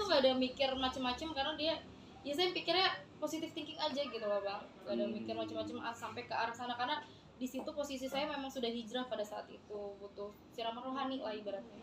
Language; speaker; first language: Indonesian; native; Indonesian